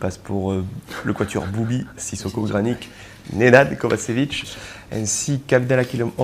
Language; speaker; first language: French; native; French